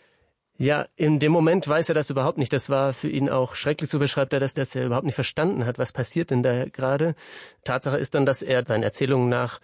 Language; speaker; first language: German; native; German